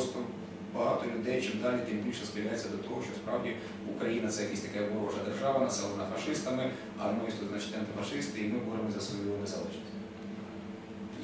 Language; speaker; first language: Ukrainian; native; Ukrainian